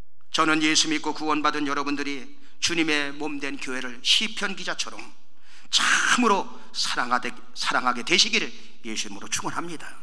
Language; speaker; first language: Korean; native; Korean